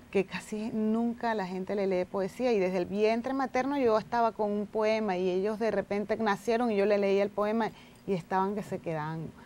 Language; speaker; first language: Spanish; native; Spanish